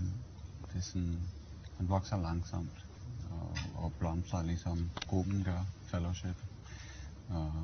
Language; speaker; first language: Danish; early bilingual, heritage; English